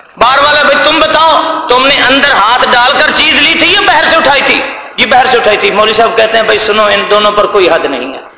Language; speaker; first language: Urdu; non-native, local second language; Punjabi